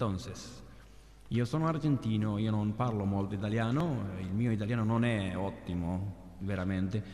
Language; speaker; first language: Italian; non-native, learner; Spanish